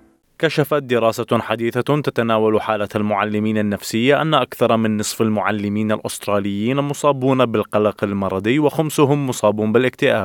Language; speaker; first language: Arabic; native; Arabic